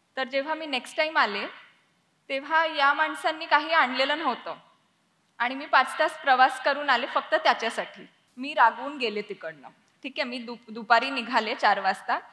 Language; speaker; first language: Marathi; non-native, local second language; Punjabi